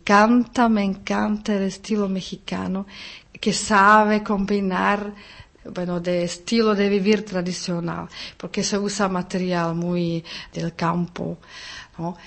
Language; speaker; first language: Spanish; non-native, fluent; Czech